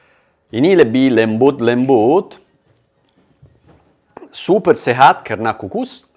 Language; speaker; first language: Indonesian; non-native, learner; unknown